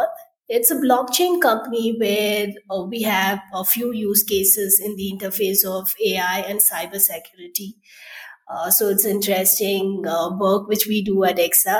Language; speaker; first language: English; non-native, local second language; Tamil